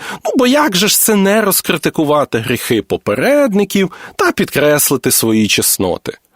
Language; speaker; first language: Ukrainian; native; Ukrainian